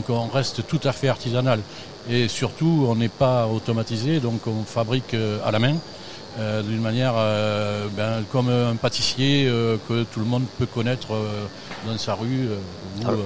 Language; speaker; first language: French; native; French